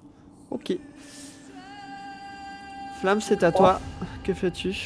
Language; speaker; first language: French; native; French